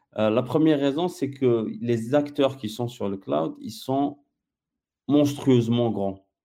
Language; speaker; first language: French; non-native, local second language; Arabic